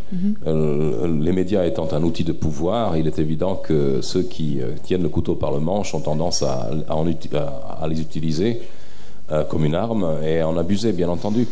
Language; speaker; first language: French; early bilingual, other home language; Serbian